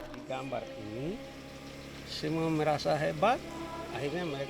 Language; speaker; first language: Indonesian; native; Indonesian